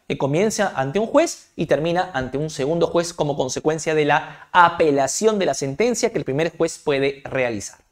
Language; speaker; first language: Spanish; native; Spanish